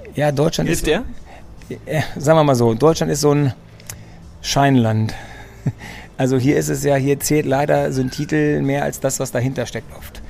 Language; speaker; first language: German; early bilingual, other home language; Greek